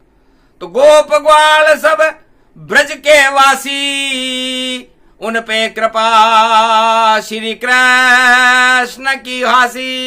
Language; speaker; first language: Hindi; native; Hindi